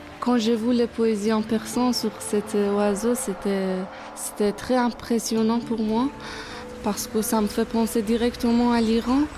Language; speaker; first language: French; non-native, fluent; Persian